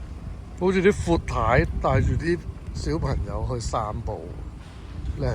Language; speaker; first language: Cantonese; native; Cantonese